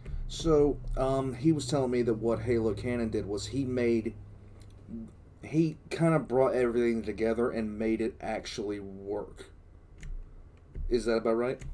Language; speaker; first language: English; native; English